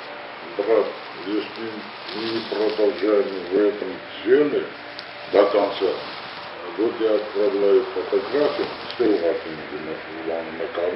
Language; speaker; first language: Russian; non-native, fluent; Armenian